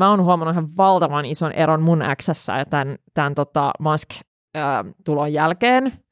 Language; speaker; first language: Finnish; non-native, local second language; Swedish